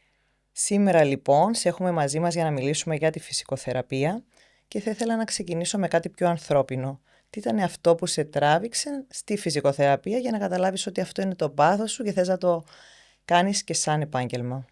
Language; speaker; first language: Greek; native; Greek